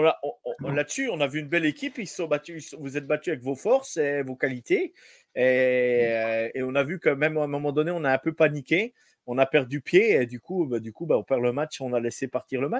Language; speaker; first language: French; native; French